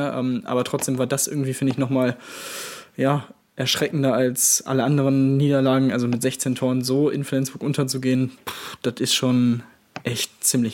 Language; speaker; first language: German; native; German